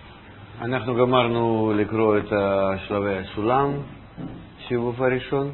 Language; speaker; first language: Hebrew; non-native, fluent; Russian